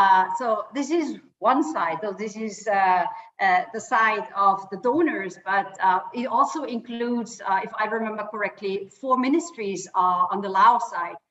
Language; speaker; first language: English; non-native, fluent; German